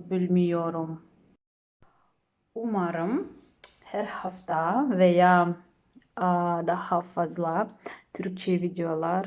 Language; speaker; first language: Turkish; non-native, learner; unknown